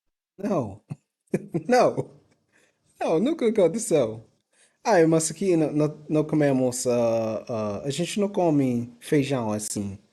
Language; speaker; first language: Portuguese; non-native, fluent; English